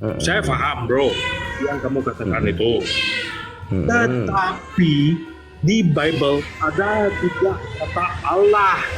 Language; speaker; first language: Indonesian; non-native, local second language; Iban